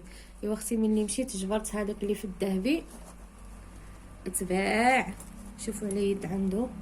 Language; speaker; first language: Arabic; native; Arabic